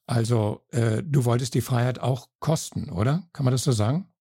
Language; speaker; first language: German; native; German